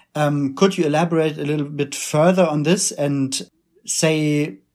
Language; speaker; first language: English; non-native, fluent; German